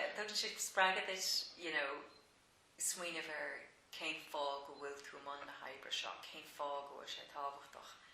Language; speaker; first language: Irish; non-native, local second language; English